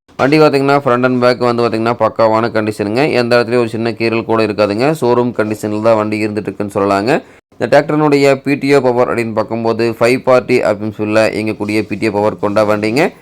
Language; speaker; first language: Tamil; native; Tamil